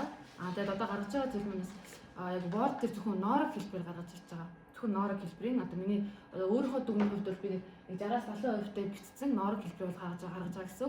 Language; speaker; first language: Mongolian; native; Mongolian